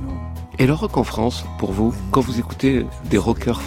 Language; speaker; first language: French; native; French